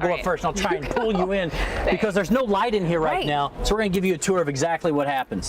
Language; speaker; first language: English; native; English